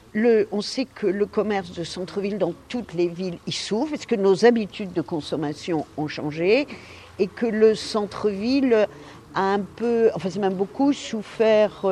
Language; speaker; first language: French; native; French